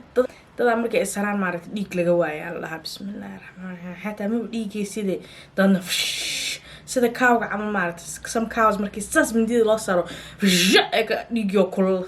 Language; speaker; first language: Somali; early bilingual, heritage; Somali